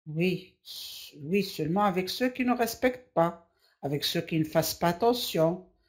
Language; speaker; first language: French; non-native, local second language; Arabic